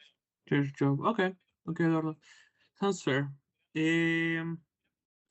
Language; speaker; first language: English; non-native, fluent; Spanish